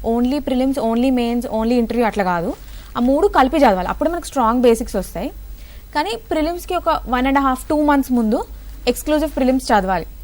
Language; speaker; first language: Telugu; native; Telugu